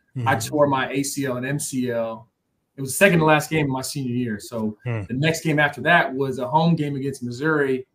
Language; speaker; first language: English; native; English